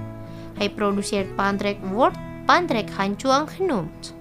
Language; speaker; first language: Dutch; non-native, fluent; Indonesian